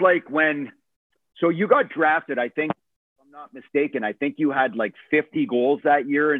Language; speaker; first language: English; native; English